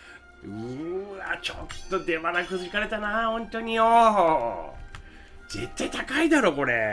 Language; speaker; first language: Japanese; native; Japanese